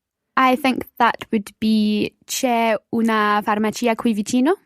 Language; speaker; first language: Italian; non-native, learner; English